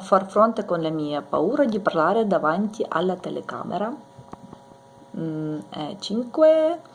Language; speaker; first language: Italian; non-native, learner; Ukrainian